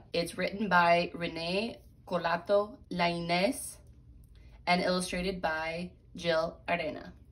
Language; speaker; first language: English; native; English